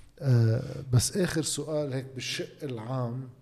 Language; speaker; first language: Arabic; native; Arabic